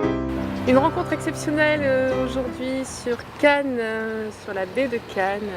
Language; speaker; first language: French; native; French